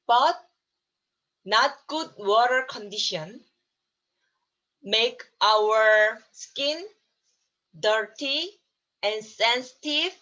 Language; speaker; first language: English; non-native, learner; Korean